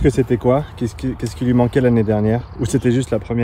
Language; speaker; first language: French; native; French